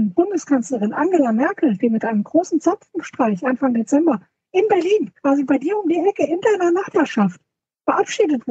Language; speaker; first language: German; native; German